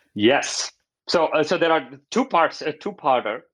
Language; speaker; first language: English; non-native, local second language; Urdu